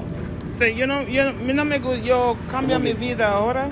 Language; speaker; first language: Spanish; non-native, learner; English